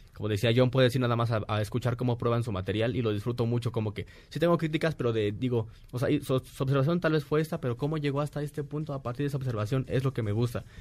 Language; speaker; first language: Spanish; native; Spanish